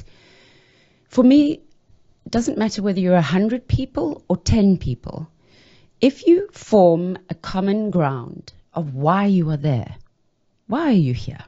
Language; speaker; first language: English; native; English